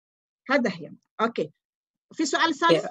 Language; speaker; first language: Arabic; non-native, fluent; Malay